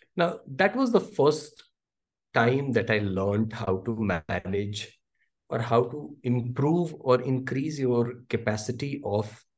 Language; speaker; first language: English; non-native, local second language; Hindi